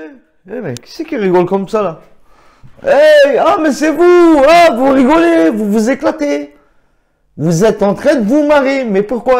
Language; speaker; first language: French; native; French